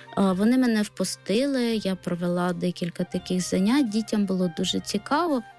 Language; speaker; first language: Ukrainian; non-native, local second language; Romany